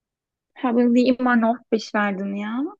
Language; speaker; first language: German; non-native, learner; Turkish